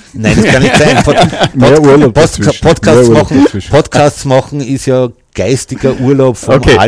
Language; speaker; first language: German; native; German